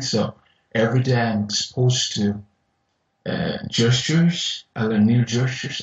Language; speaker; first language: English; non-native, fluent; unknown